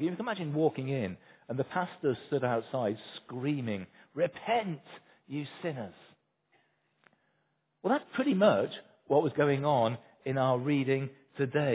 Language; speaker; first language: English; native; English